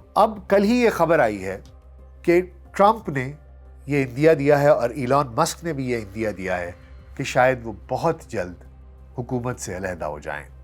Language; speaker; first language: Urdu; native; Urdu